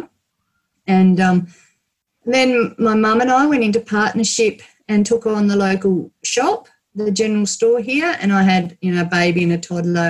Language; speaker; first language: English; native; English